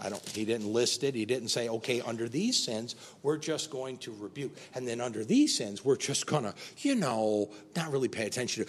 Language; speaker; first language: English; native; English